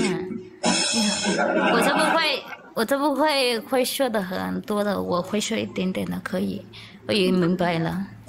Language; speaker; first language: Chinese; non-native, learner; Vietnamese